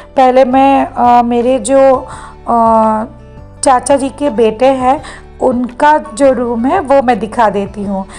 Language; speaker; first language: Hindi; non-native, local second language; Bangla